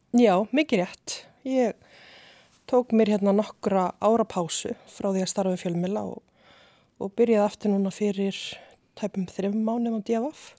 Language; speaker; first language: Icelandic; native; Icelandic